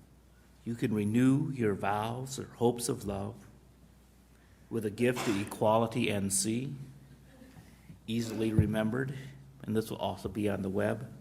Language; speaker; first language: English; native; English